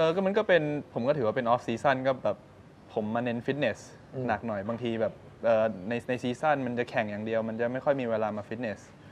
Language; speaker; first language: Thai; native; Thai